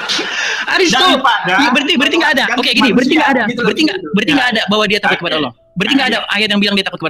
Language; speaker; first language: Indonesian; native; Indonesian